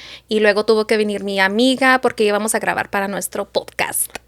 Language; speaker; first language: Spanish; early bilingual, heritage; Spanish